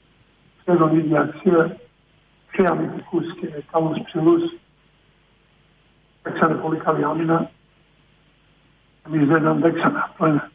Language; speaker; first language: Greek; non-native, fluent; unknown